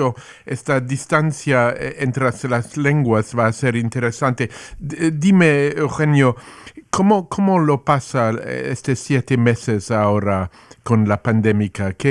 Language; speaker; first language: Spanish; non-native, learner; English